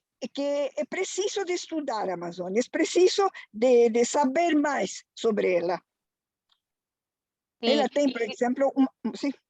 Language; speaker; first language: Portuguese; non-native, fluent; Spanish